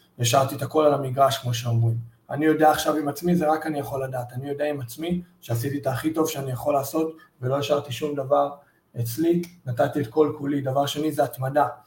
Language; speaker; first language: Hebrew; early bilingual, heritage; Hebrew